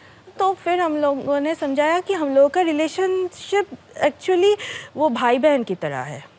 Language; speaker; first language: Hindi; non-native, local second language; Bangla